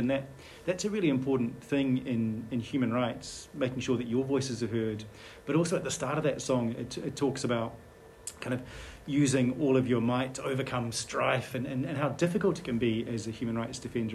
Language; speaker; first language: English; native; English